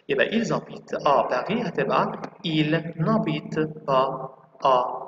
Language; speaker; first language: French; non-native, fluent; Arabic